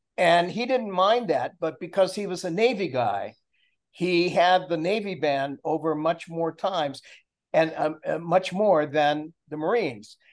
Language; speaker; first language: English; native; English